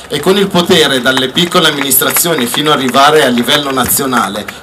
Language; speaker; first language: Italian; native; Italian